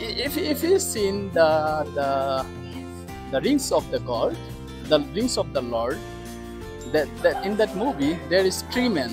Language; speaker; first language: English; non-native, learner; Bangla